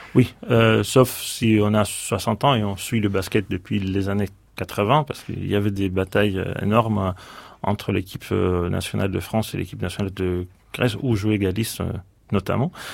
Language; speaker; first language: French; non-native, fluent; Greek